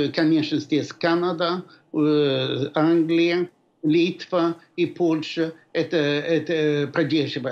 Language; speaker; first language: Russian; non-native, fluent; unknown